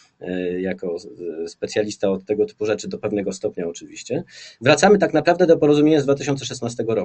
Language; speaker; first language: Polish; native; Polish